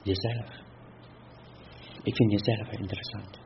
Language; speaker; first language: Dutch; non-native, fluent; Vietnamese